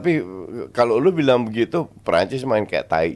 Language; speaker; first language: Indonesian; native; Indonesian